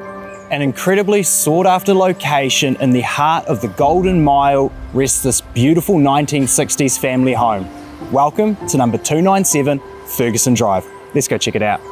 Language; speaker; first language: English; native; English